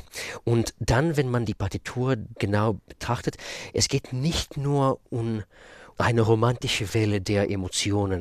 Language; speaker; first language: German; non-native, fluent; Russian